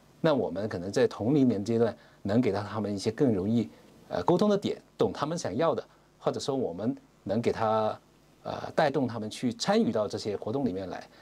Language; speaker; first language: Chinese; non-native, local second language; Cantonese